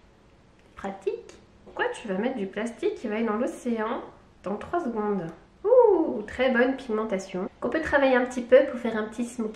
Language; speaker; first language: French; native; French